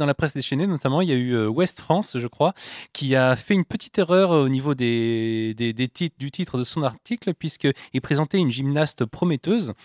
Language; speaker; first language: French; native; French